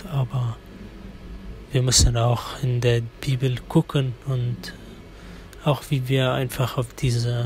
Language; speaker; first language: German; non-native, fluent; Arabic